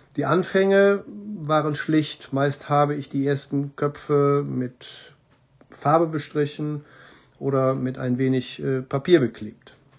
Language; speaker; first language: German; native; German